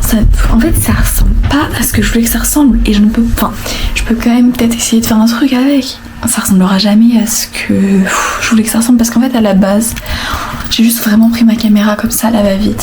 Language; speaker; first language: French; native; French